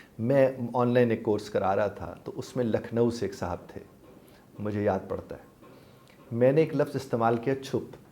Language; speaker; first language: Urdu; native; Urdu